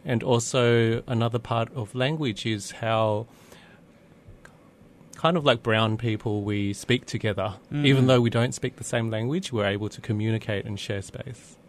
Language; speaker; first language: English; early bilingual, other home language; Vietnamese